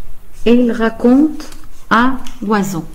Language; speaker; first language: French; non-native, learner; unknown